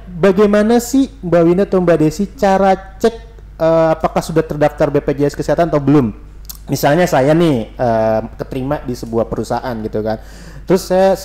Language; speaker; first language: Indonesian; native; Indonesian